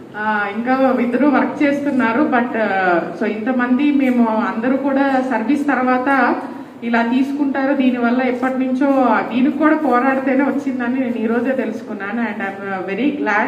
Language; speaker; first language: Telugu; native; Telugu